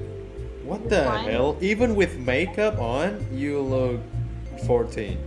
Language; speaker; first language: English; non-native, fluent; Indonesian